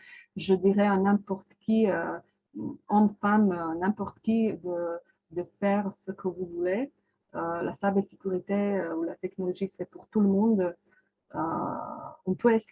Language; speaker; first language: French; non-native, fluent; Croatian